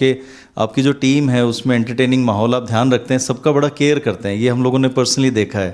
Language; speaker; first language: Hindi; native; Hindi